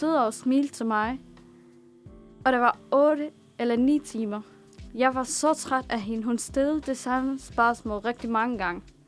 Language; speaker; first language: Danish; non-native, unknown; Arabic